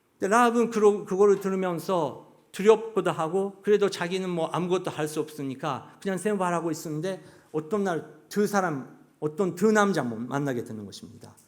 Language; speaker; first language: Korean; non-native, fluent; Japanese